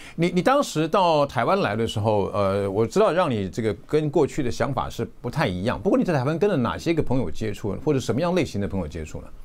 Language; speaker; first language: Chinese; native; Chinese